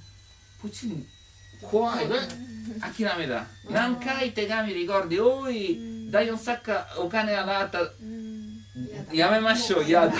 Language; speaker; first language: Japanese; non-native, learner; Italian